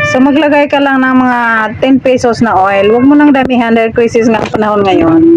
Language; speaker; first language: Filipino; non-native, local second language; Cebuano